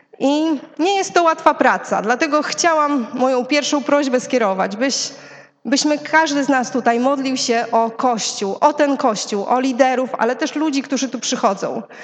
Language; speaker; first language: Polish; native; Polish